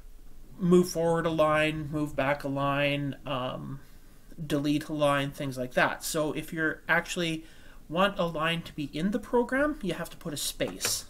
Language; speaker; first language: English; native; English